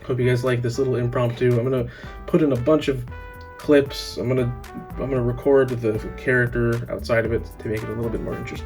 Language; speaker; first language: English; native; English